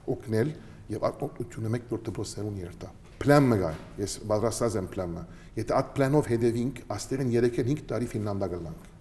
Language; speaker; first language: Armenian; early bilingual, heritage; Armenian